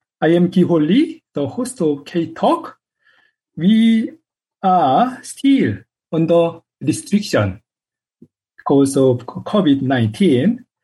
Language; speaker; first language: English; non-native, fluent; Korean